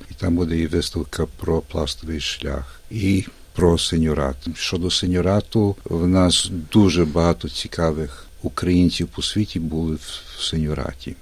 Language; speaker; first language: Ukrainian; early bilingual, heritage; Ukrainian